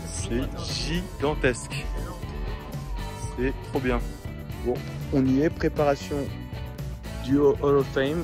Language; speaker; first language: French; native; French